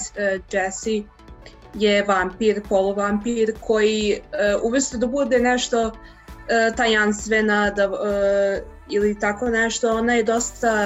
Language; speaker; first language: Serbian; early bilingual, heritage; English